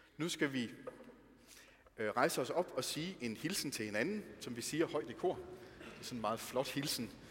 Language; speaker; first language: Danish; native; Danish